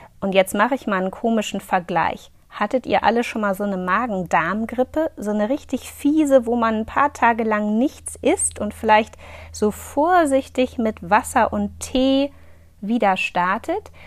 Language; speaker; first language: German; native; German